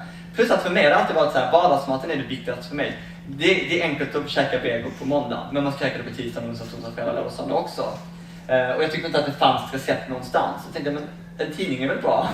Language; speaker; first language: Swedish; native; Swedish